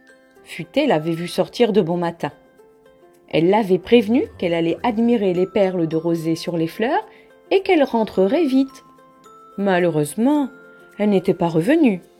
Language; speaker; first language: French; native; French